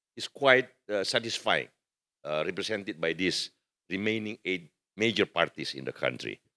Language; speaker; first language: English; non-native, fluent; Indonesian